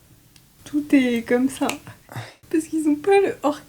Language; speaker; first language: French; native; French